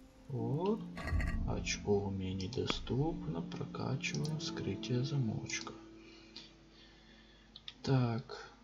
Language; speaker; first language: Russian; native; Russian